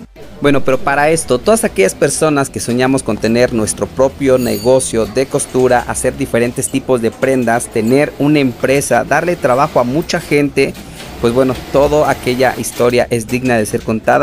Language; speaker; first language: Spanish; native; Spanish